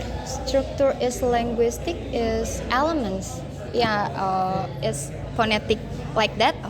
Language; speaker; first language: English; non-native, learner; Indonesian